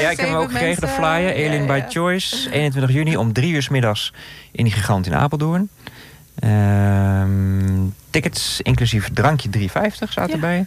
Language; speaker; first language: Dutch; native; Dutch